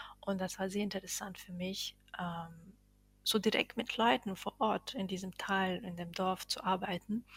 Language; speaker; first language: German; non-native, fluent; Bosnian